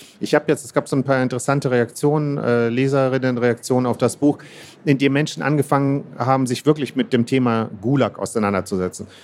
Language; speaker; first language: German; early bilingual, other home language; Russian